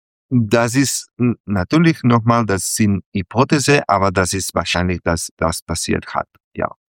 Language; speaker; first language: German; non-native, fluent; Catalan